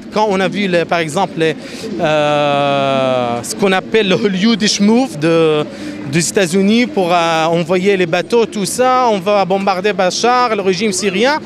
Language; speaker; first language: French; non-native, fluent; Arabic